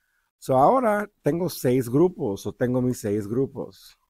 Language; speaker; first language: Spanish; early bilingual, heritage; Spanish